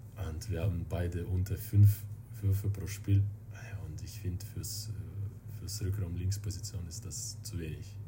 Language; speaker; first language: German; non-native, fluent; Russian